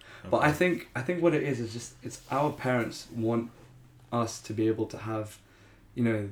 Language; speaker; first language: English; native; English